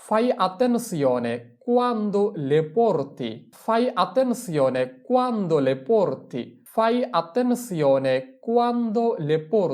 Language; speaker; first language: Italian; non-native, fluent; Bangla